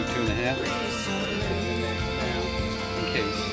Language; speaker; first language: English; native; English